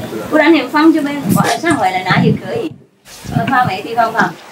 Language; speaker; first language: Chinese; non-native, fluent; Vietnamese